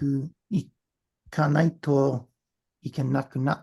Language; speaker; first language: Japanese; non-native, learner; English